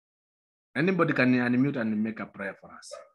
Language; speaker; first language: English; non-native, local second language; Kamba